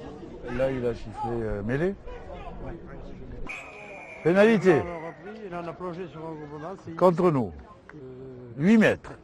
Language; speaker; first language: French; native; French